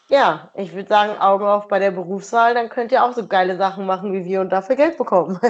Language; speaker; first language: German; native; German